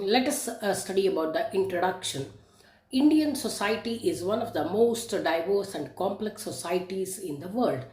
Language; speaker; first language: English; non-native, local second language; Kannada